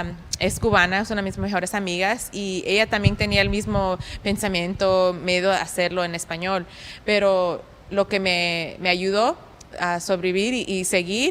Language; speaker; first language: Spanish; early bilingual, heritage; Spanish